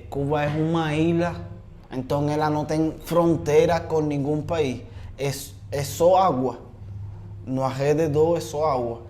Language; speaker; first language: Portuguese; non-native, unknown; Spanish